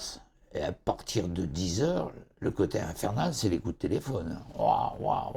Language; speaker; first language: French; native; French